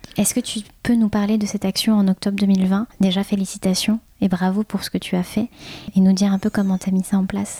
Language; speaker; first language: French; early bilingual, other home language; Khmer